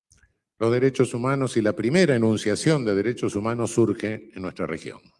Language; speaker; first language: Spanish; native; Spanish